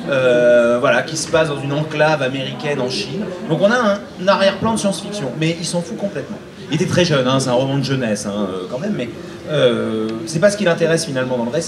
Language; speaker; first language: French; native; French